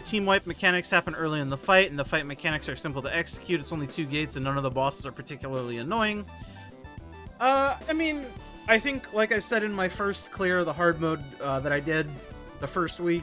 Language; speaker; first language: English; native; English